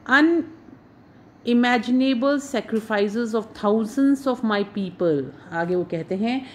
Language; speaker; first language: Hindi; native; Hindi